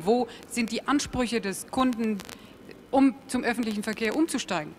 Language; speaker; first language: German; native; German